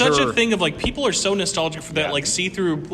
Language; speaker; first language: English; native; English